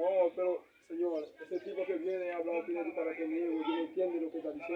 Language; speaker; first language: Spanish; non-native, fluent; Haitian Creole